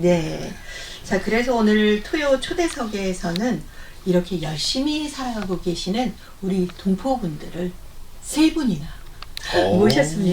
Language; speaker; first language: Korean; native; Korean